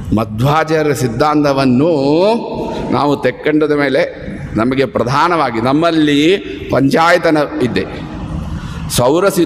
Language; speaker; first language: Kannada; non-native, local second language; Konkani